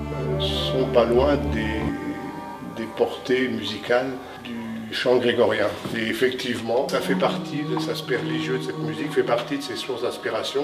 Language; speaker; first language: French; native; French